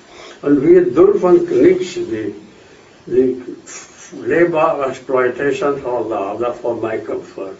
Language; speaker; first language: German; non-native, fluent; Hindi